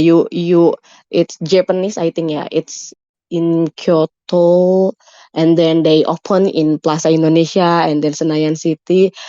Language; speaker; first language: English; non-native, learner; Indonesian